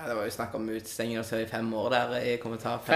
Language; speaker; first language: Norwegian; native; Norwegian